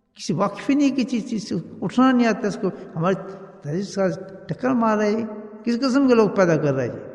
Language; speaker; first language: Urdu; early bilingual, heritage; Urdu